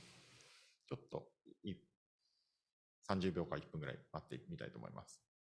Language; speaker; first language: Japanese; native; Japanese